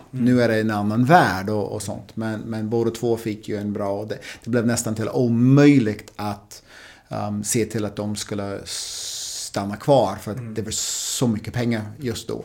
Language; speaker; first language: Swedish; non-native, fluent; English